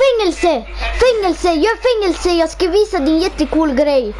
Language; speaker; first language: Swedish; early bilingual, other home language; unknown